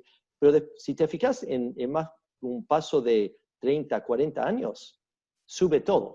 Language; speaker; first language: Spanish; early bilingual, heritage; Spanish